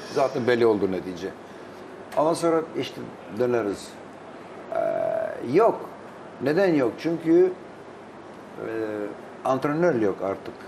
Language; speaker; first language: Turkish; non-native, fluent; Albanian